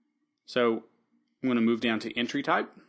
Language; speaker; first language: English; native; English